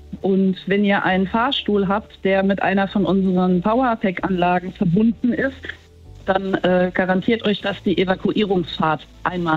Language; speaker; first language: German; native; German